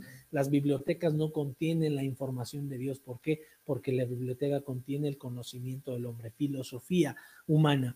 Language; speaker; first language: Spanish; native; Spanish